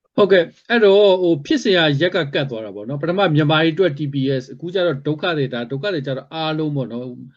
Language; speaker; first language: Burmese; native; Burmese